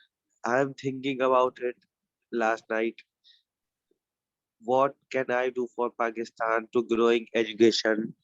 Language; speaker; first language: English; non-native, learner; Urdu